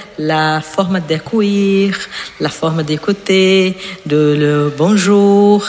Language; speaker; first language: French; non-native, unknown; Portuguese